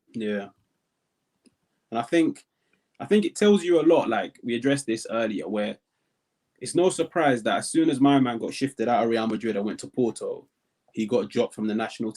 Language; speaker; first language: English; native; English